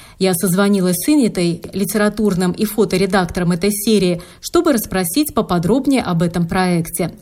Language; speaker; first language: Russian; native; Russian